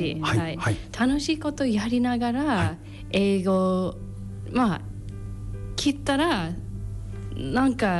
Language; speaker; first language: Japanese; non-native, learner; English